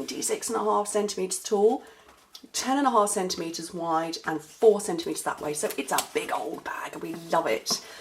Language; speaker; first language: English; native; English